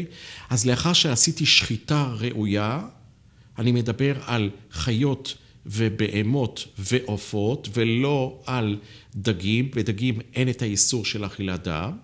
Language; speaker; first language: Hebrew; native; Hebrew